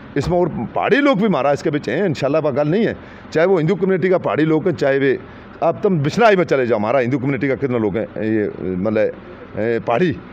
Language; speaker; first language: Hindi; non-native, local second language; Gujari